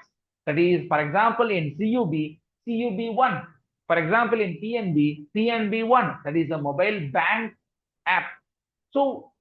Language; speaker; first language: English; non-native, local second language; Tamil